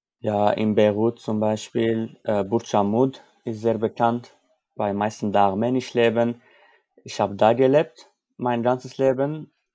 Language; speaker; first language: German; non-native, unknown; Armenian